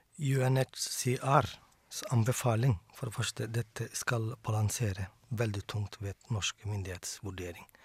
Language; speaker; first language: Norwegian; non-native, fluent; Somali